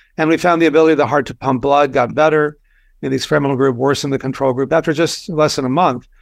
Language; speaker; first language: English; native; English